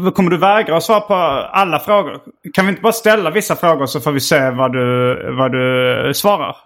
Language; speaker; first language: Swedish; native; Swedish